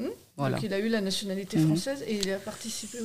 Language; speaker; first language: French; native; French